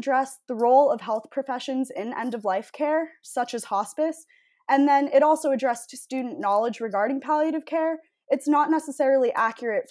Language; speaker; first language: English; native; English